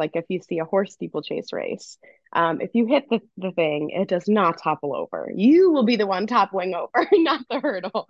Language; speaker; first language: English; native; English